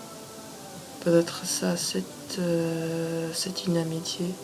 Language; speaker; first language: French; non-native, fluent; English